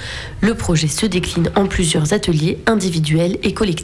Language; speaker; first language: French; native; French